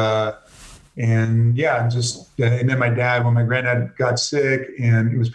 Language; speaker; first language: English; native; English